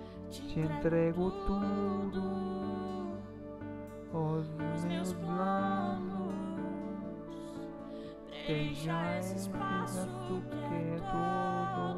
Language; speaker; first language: Portuguese; non-native, learner; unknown